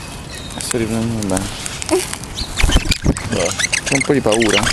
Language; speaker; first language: Italian; native; Italian